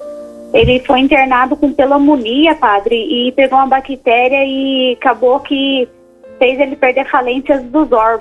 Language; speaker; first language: Portuguese; native; Portuguese